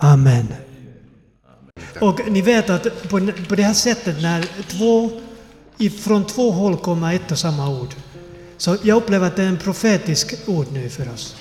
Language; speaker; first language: Swedish; non-native, fluent; Finnish